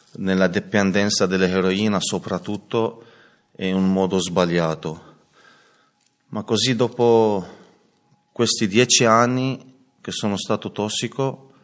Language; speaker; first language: Italian; non-native, fluent; Arabic